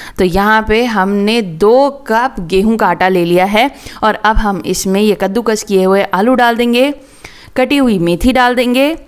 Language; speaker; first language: Hindi; native; Hindi